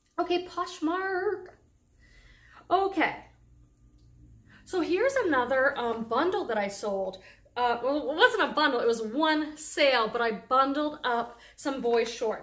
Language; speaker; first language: English; native; English